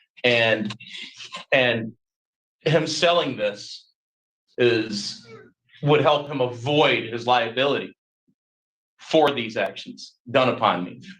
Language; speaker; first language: English; native; English